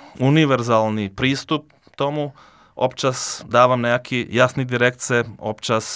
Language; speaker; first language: Czech; non-native, fluent; Serbian